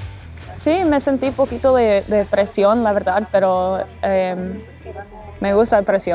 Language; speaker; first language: Spanish; early bilingual, heritage; English